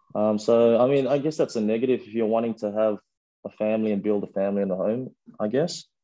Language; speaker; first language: English; early bilingual, other home language; Fijian